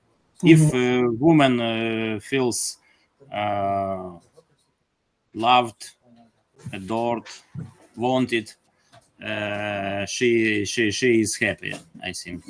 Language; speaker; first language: English; non-native, learner; Ukrainian